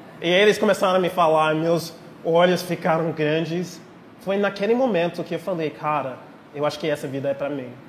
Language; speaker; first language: Portuguese; non-native, fluent; English